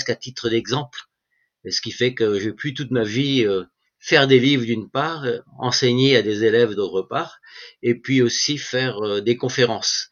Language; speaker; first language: French; native; French